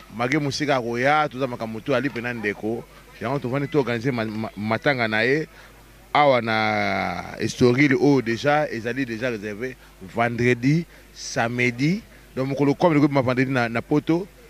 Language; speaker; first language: Lingala; native; Lingala